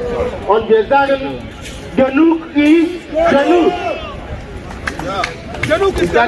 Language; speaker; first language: German; non-native, learner; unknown